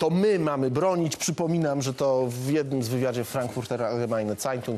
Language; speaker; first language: Polish; native; Polish